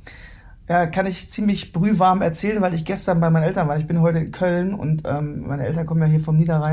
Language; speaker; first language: German; native; German